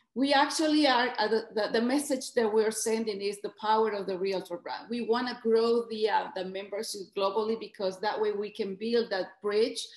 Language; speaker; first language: English; non-native, fluent; Spanish